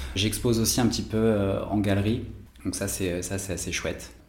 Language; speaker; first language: French; native; French